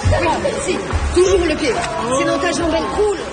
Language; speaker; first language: French; native; French